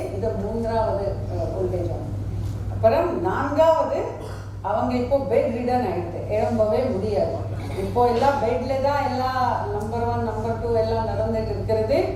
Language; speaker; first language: Tamil; non-native, fluent; Marathi